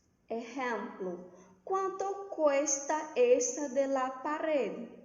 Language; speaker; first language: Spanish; non-native, fluent; Portuguese